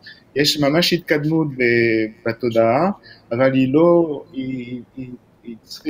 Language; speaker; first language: Hebrew; non-native, fluent; French